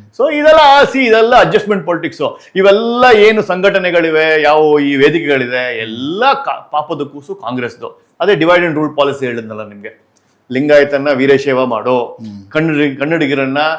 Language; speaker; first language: Kannada; native; Kannada